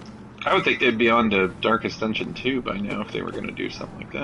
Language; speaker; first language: English; native; English